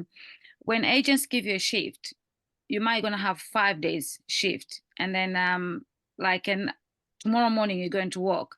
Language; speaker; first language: English; non-native, fluent; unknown